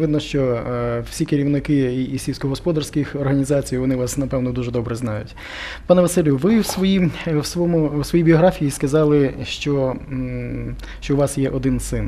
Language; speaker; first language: Ukrainian; native; Ukrainian